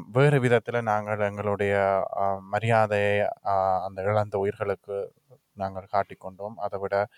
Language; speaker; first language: Tamil; native; Tamil